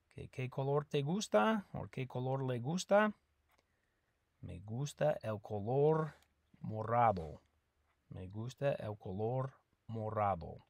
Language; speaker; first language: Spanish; non-native, fluent; English